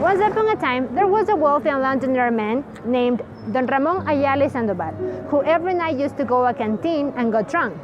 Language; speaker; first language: English; non-native, fluent; Spanish